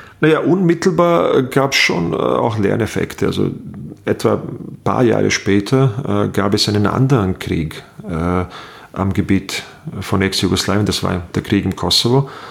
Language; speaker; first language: German; non-native, fluent; Bosnian